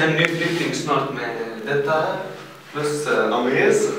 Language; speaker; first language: Swedish; early bilingual, other home language; Arabic